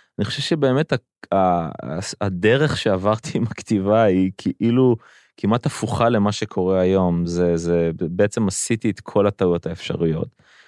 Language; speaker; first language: Hebrew; native; Hebrew